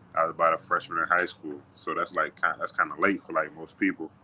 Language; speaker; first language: English; native; English